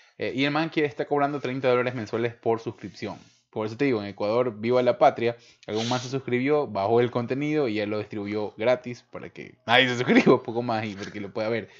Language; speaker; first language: Spanish; native; Spanish